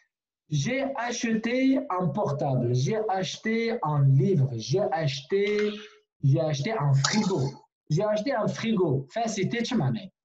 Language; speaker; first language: French; non-native, fluent; Kurdish